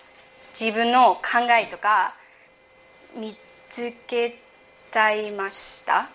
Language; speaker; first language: Japanese; early bilingual, heritage; English